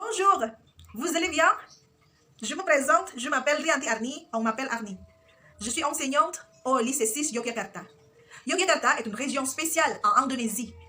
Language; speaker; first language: French; non-native, fluent; Indonesian